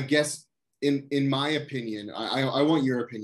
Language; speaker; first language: English; native; English